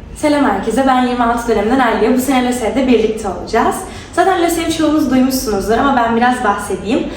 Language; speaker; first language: Turkish; native; Turkish